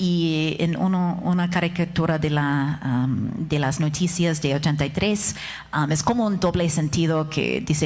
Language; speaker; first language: Spanish; non-native, fluent; English